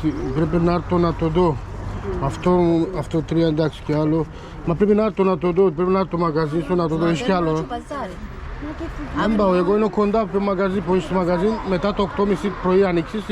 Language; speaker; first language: Greek; non-native, learner; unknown